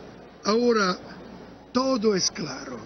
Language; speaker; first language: Spanish; non-native, fluent; Italian